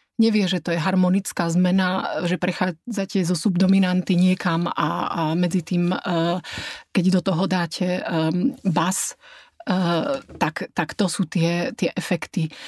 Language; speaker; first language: Slovak; native; Slovak